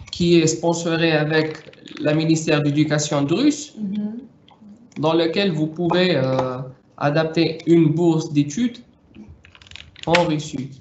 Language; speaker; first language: French; non-native, local second language; Arabic